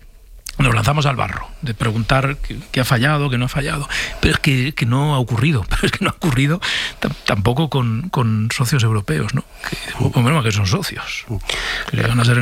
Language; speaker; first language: Spanish; native; Spanish